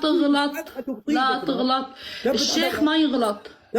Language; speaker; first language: Arabic; native; Arabic